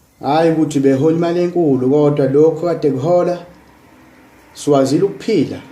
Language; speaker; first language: Zulu; non-native, local second language; English